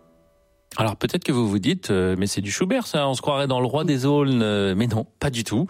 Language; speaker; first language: French; native; French